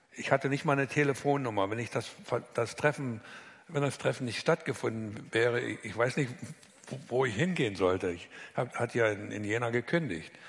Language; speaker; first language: German; native; German